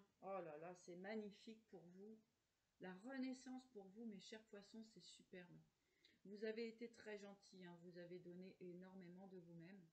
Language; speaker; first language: French; native; French